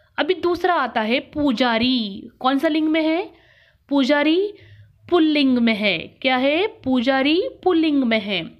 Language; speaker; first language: Hindi; non-native, local second language; Kannada